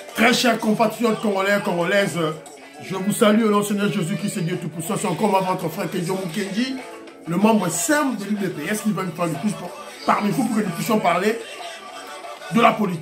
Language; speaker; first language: French; non-native, local second language; Lingala